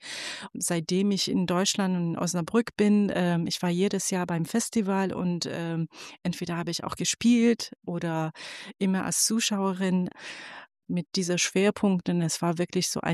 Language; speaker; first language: German; non-native, fluent; Persian